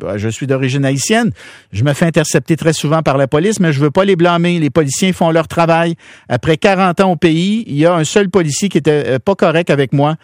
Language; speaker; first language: French; native; French